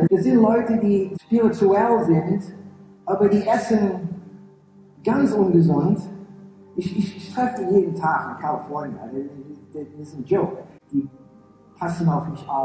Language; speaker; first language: German; early bilingual, heritage; English